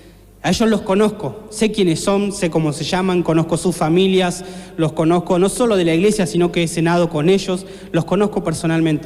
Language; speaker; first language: Spanish; native; Spanish